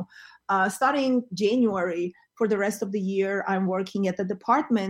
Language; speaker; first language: English; non-native, fluent; Armenian